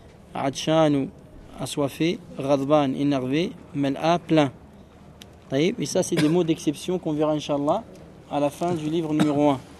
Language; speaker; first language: Arabic; non-native, learner; French